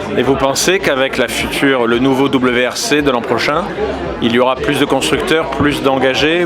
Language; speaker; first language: French; native; French